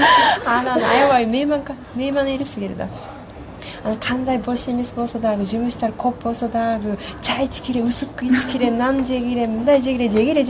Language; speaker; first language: Kyrgyz; non-native, learner; Japanese